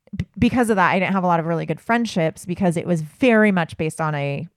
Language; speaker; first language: English; native; English